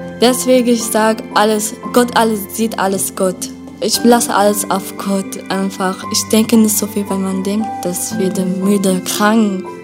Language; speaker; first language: German; non-native, learner; Kurdish